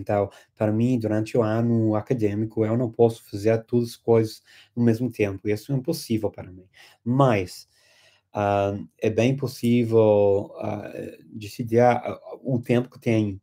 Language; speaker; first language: Portuguese; non-native, fluent; English